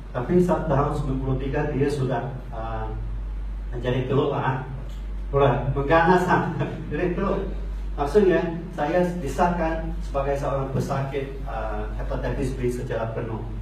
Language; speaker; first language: Malay; non-native, local second language; Min Nan Chinese